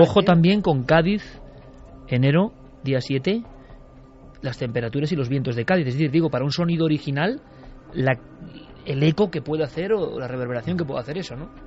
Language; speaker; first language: Spanish; native; Spanish